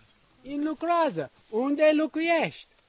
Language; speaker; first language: Romanian; non-native, learner; English